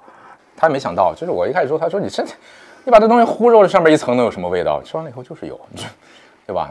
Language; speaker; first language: Chinese; native; Chinese